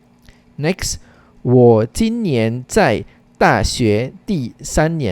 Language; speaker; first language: Chinese; non-native, fluent; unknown